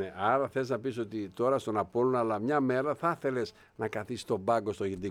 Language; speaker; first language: Greek; native; Greek